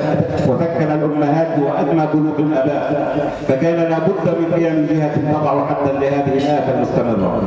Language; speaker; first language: Arabic; native; Arabic